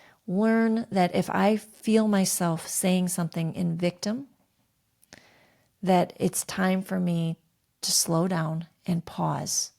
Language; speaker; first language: English; native; English